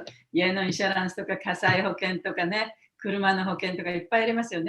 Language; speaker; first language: Japanese; native; Japanese